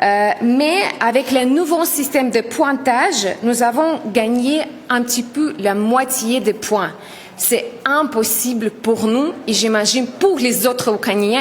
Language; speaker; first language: French; non-native, learner; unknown